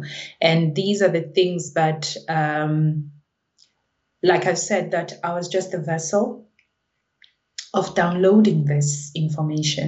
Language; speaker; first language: English; non-native, local second language; Zulu